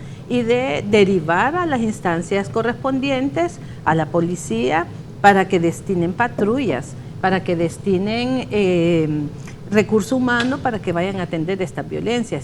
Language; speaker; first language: Spanish; native; Spanish